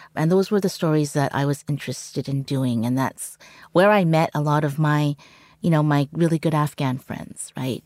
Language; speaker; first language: English; early bilingual, other home language; Cantonese